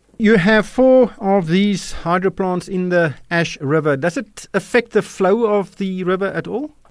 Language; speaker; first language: English; non-native, local second language; Afrikaans